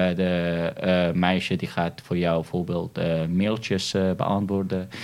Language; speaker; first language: Dutch; non-native, fluent; Arabic